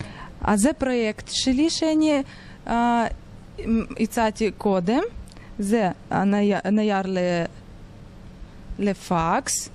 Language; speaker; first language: Hebrew; non-native, learner; Russian